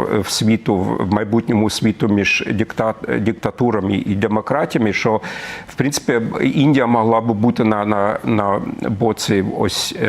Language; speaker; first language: Ukrainian; non-native, fluent; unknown